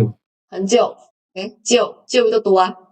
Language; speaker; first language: Indonesian; native; Indonesian